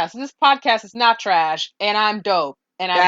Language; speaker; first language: English; native; English